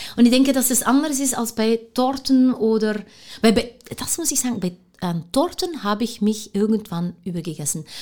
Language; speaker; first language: German; non-native, fluent; Dutch